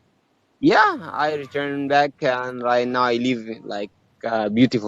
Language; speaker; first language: English; non-native, learner; Arabic